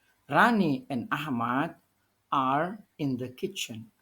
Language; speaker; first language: English; non-native, fluent; Indonesian